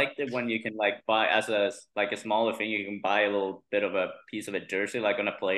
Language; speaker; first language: English; non-native, fluent; Swedish